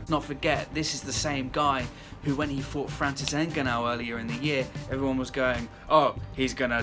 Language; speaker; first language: English; native; English